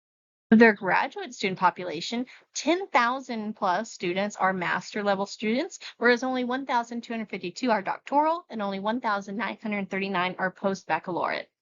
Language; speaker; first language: English; native; English